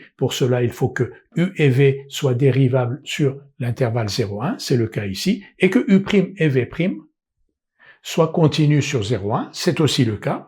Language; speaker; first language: French; native; French